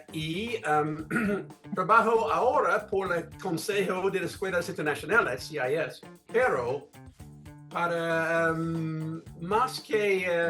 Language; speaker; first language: Spanish; non-native, learner; English